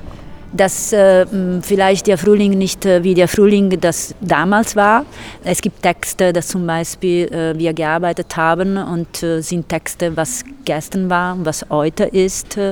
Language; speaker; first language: German; non-native, fluent; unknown